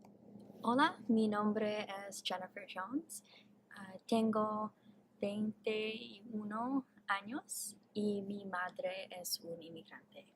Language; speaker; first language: Spanish; non-native, learner; English